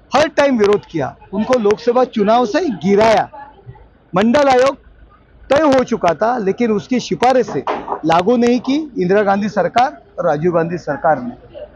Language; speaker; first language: Hindi; non-native, local second language; Marathi